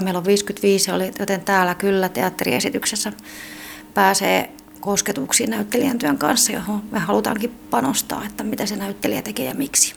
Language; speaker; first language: Finnish; native; Finnish